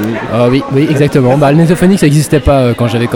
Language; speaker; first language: French; native; French